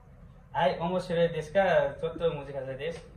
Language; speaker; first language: Japanese; non-native, learner; Nepali